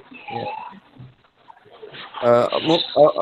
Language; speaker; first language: English; non-native, learner; Indonesian